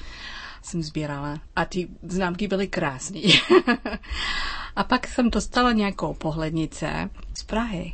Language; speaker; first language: Czech; non-native, learner; English